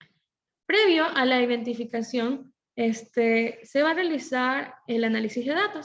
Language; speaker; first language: Spanish; native; Spanish